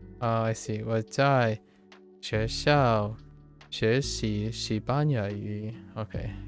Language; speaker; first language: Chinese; non-native, learner; English